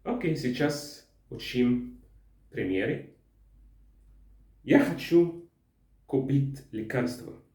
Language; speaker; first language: Russian; non-native, learner; Arabic